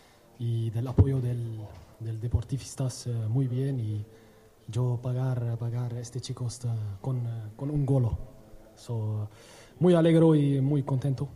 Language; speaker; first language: Spanish; non-native, learner; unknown